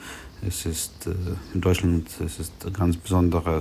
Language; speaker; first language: German; non-native, learner; Ukrainian